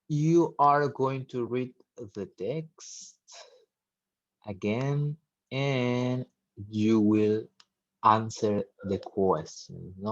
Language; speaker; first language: English; non-native, fluent; Spanish